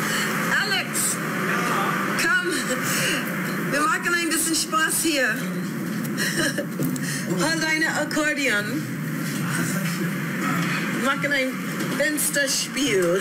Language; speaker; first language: German; non-native, learner; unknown